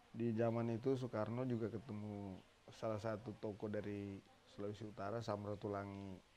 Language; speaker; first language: Indonesian; native; Indonesian